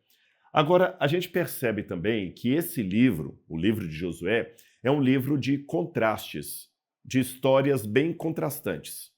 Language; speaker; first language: Portuguese; native; Portuguese